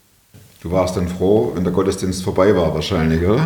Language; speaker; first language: German; native; German